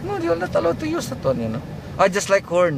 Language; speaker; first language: English; non-native, local second language; Filipino